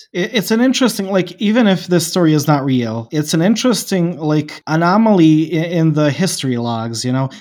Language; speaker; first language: English; non-native, fluent; Bosnian